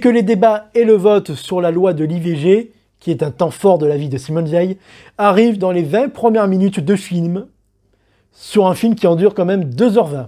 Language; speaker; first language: French; native; French